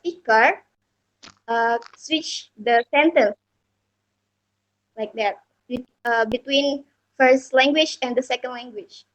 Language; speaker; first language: English; non-native, learner; Indonesian